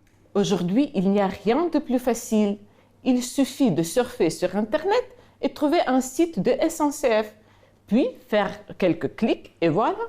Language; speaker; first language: French; non-native, fluent; Ukrainian